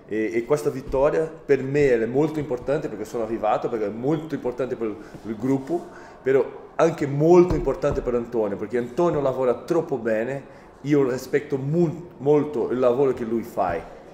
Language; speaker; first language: Italian; non-native, fluent; Portuguese